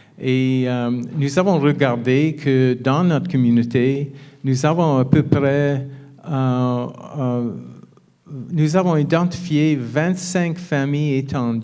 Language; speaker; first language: French; non-native, fluent; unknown